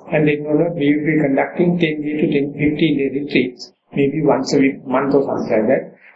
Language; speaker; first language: English; non-native, local second language; Sinhala